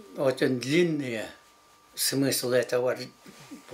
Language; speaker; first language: Russian; non-native, local second language; Yakut